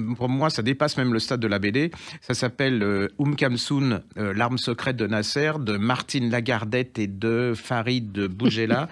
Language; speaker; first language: French; native; French